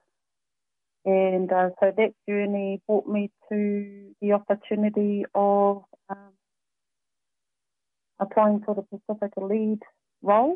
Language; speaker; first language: English; native; English